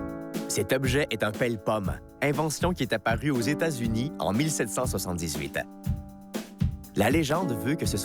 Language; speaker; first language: French; native; French